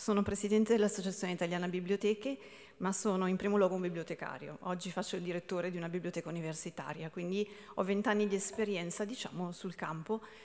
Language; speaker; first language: Italian; native; Italian